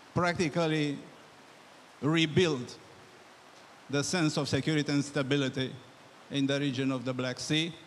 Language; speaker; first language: English; non-native, fluent; Romanian